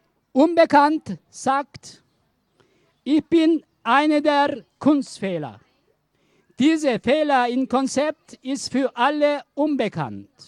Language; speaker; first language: German; non-native, learner; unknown